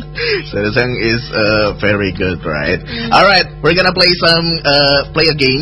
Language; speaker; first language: English; non-native, fluent; Indonesian